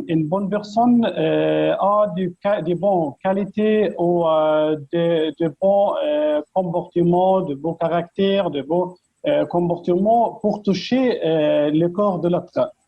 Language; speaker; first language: French; non-native, fluent; Arabic